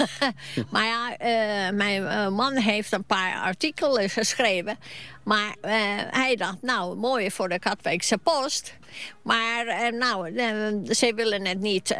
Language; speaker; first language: Dutch; non-native, fluent; Finnish